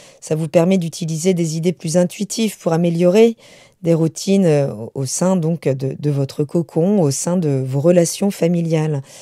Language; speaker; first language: French; native; French